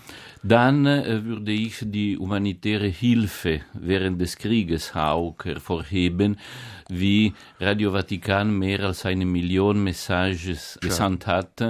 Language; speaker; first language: German; non-native, fluent; Italian